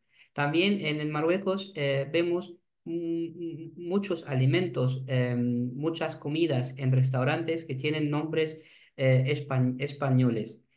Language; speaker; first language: Spanish; non-native, fluent; Arabic